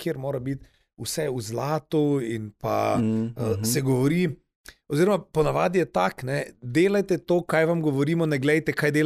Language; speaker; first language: Slovenian; native; Slovenian